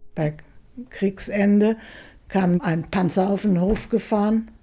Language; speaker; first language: German; native; German